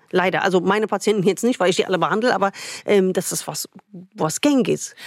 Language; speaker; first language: German; non-native, fluent; English